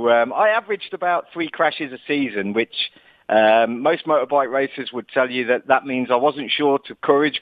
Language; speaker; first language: English; native; English